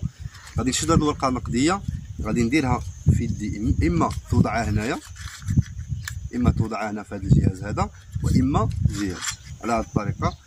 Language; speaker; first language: Arabic; native; Arabic